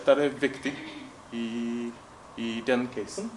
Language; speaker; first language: Norwegian; non-native, fluent; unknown